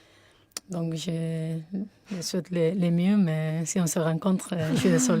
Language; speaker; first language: French; non-native, fluent; Spanish